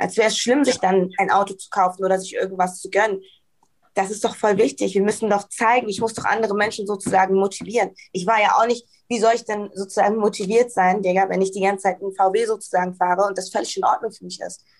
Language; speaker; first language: German; early bilingual, heritage; German